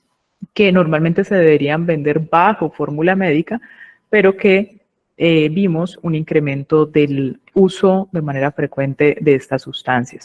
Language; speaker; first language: Spanish; native; Spanish